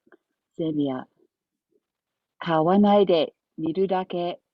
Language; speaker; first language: Japanese; non-native, fluent; English